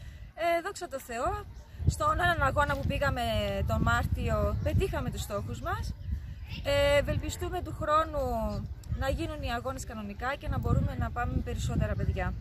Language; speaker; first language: Greek; native; Greek